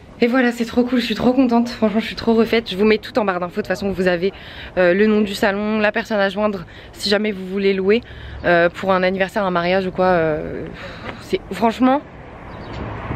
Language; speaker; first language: French; native; French